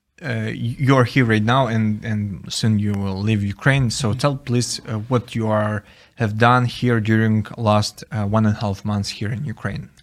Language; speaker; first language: English; non-native, fluent; Ukrainian